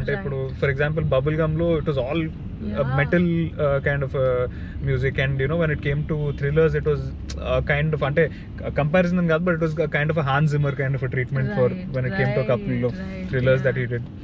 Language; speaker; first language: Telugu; native; Telugu